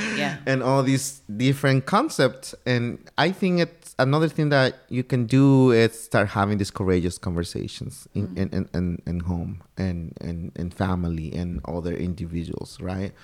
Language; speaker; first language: English; non-native, fluent; Spanish